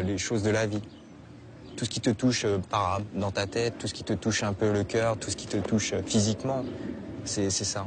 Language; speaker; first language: French; native; French